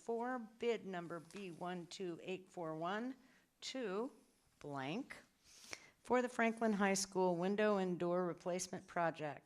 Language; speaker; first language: English; native; English